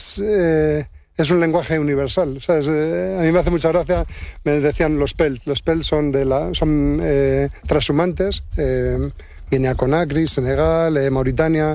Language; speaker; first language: Spanish; native; Spanish